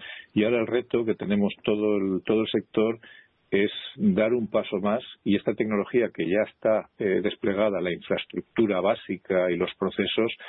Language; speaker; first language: Spanish; native; Spanish